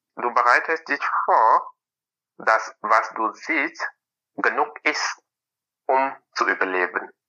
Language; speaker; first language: German; non-native, fluent; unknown